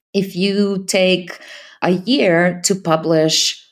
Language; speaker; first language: English; non-native, fluent; Serbian